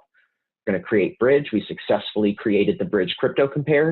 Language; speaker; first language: English; native; English